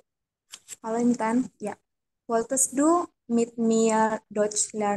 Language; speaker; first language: German; non-native, learner; Indonesian